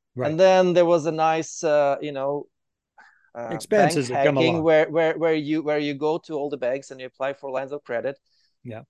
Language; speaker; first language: English; non-native, fluent; Ukrainian